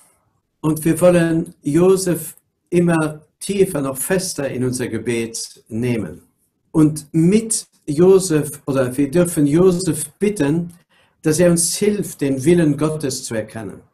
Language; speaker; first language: German; non-native, local second language; Luxembourgish